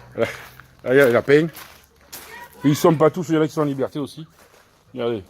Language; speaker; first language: French; native; French